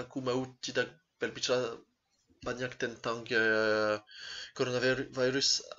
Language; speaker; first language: Indonesian; non-native, learner; French